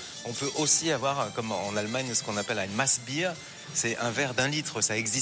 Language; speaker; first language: French; native; French